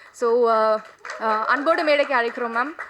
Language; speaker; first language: Tamil; native; Tamil